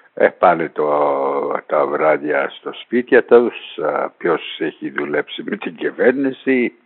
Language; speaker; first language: Greek; non-native, fluent; Persian